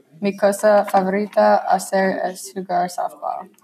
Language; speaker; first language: Spanish; non-native, learner; English